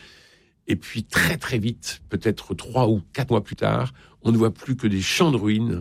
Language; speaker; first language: French; native; French